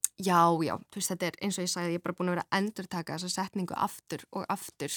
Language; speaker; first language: Icelandic; early bilingual, other home language; Kurdish